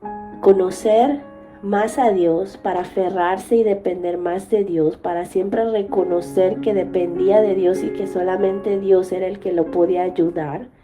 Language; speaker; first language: Spanish; native; Spanish